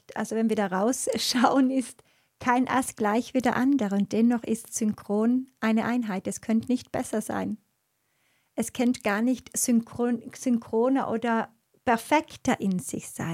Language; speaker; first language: German; native; German